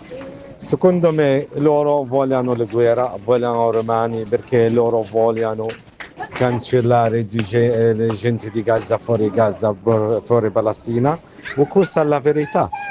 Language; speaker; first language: Italian; non-native, learner; Arabic